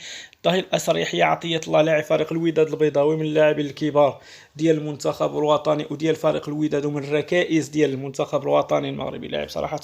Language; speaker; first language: Arabic; native; Arabic